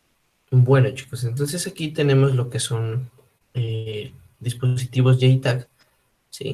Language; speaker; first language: Spanish; native; Spanish